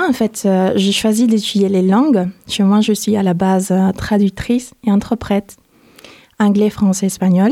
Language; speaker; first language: French; non-native, fluent; Spanish